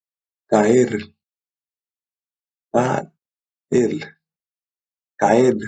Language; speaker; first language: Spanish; non-native, learner; Haitian Creole